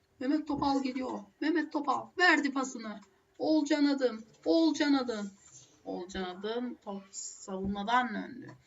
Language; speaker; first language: Turkish; native; Turkish